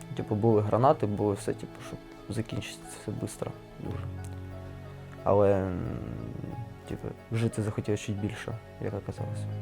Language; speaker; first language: Ukrainian; native; Ukrainian